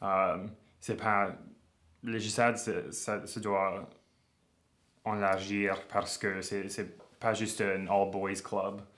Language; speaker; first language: French; non-native, local second language; English